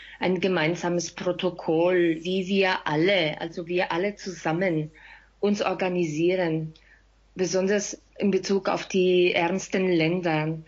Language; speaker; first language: German; non-native, fluent; Spanish